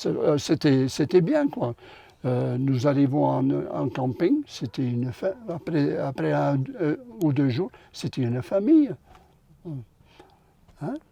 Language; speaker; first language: French; non-native, local second language; Dutch